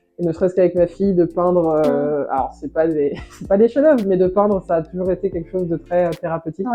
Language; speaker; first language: French; native; French